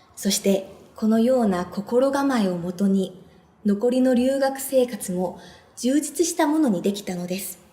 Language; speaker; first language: Japanese; non-native, fluent; Korean